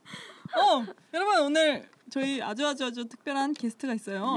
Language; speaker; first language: Korean; native; Korean